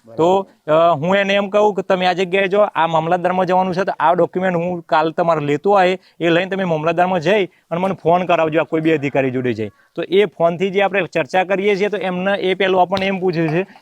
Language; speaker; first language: Gujarati; native; Gujarati